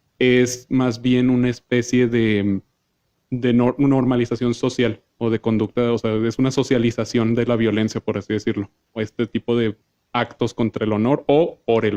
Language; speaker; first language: Spanish; native; Spanish